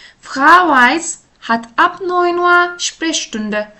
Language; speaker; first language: German; non-native, fluent; Turkish